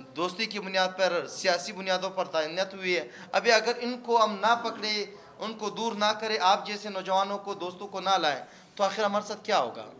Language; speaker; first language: Urdu; non-native, local second language; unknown